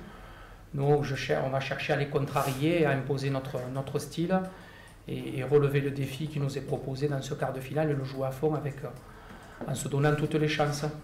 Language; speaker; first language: French; native; French